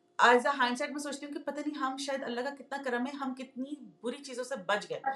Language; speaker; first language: Urdu; native; Urdu